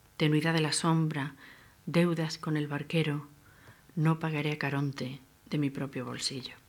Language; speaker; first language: Spanish; native; Spanish